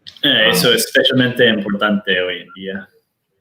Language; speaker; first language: Spanish; non-native, fluent; Portuguese